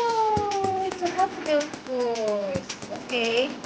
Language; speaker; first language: English; non-native, local second language; Filipino